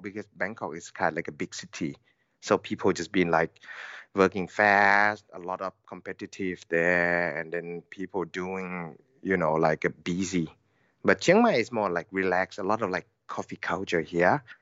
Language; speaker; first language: English; non-native, learner; Thai